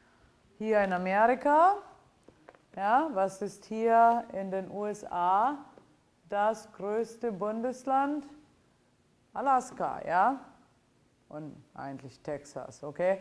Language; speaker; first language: German; non-native, fluent; Italian